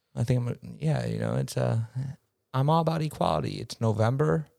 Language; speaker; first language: English; early bilingual, other home language; Spanish